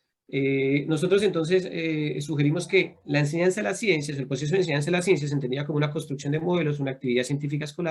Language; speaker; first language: Spanish; native; Spanish